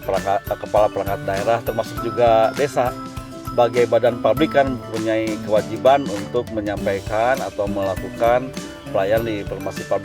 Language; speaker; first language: Indonesian; non-native, local second language; Sundanese